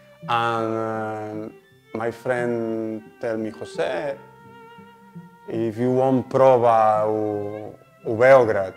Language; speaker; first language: English; non-native, learner; Spanish